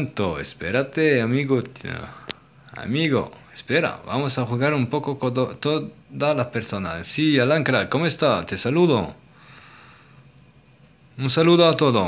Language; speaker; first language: Spanish; non-native, learner; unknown